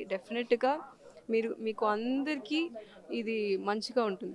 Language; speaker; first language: Telugu; non-native, learner; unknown